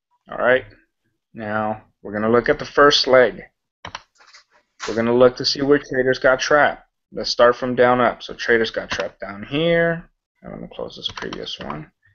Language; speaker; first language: English; early bilingual, other home language; Spanish